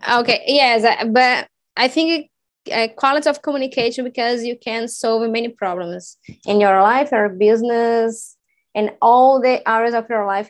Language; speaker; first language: English; non-native, learner; Portuguese